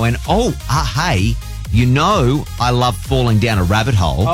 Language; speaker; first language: English; native; English